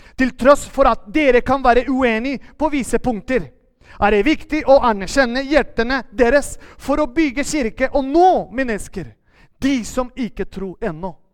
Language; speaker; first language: Norwegian; non-native, fluent; Spanish